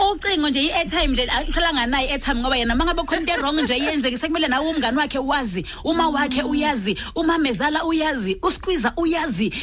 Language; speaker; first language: Zulu; non-native, local second language; Swati